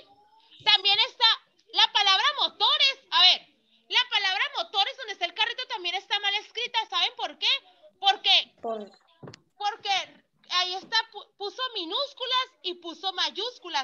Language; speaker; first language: Spanish; native; Spanish